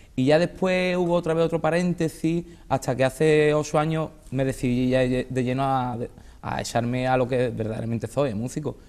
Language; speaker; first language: Spanish; native; Spanish